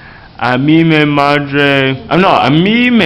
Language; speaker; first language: Spanish; non-native, learner; English